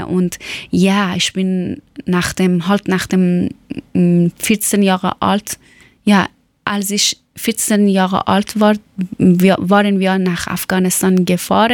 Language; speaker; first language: German; non-native, learner; Persian